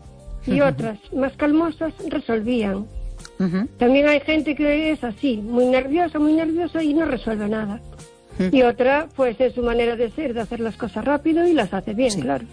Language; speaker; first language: Spanish; non-native, local second language; Galician